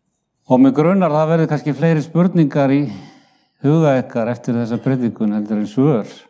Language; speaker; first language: Icelandic; native; Icelandic